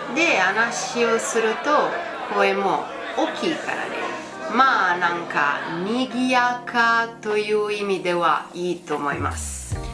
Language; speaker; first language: Japanese; non-native, fluent; Italian